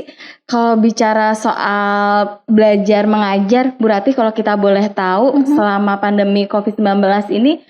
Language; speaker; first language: Indonesian; native; Indonesian